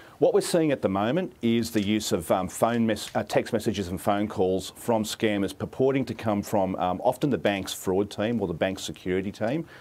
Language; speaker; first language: English; native; English